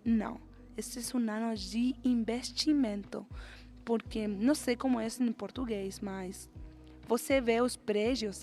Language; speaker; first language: Portuguese; non-native, fluent; Spanish